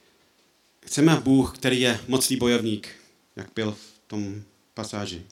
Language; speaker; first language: Czech; non-native, fluent; English